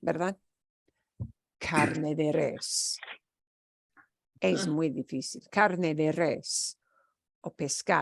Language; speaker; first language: Spanish; non-native, fluent; English